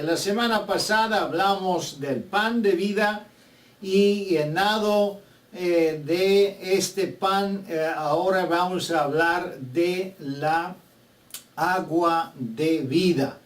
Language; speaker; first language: Spanish; non-native, fluent; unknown